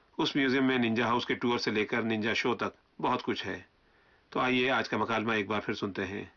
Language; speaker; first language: Urdu; native; Urdu